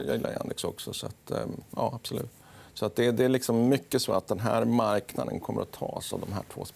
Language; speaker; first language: Swedish; native; Swedish